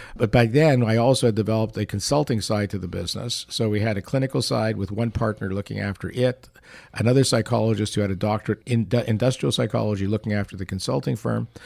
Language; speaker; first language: English; early bilingual, other home language; Yiddish